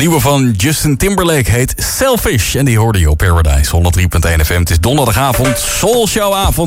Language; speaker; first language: Dutch; native; Dutch